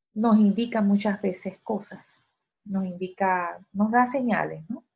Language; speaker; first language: Spanish; native; Spanish